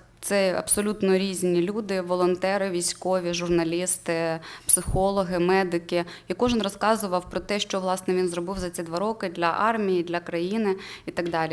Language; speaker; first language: Ukrainian; native; Ukrainian